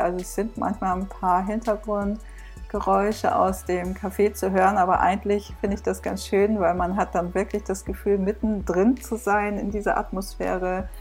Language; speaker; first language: German; native; German